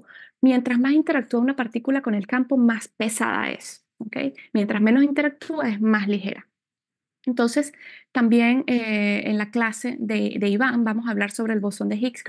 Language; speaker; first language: Spanish; native; Spanish